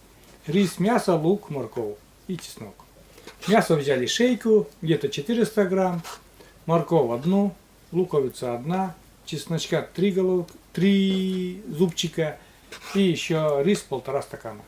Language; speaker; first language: Russian; native; Russian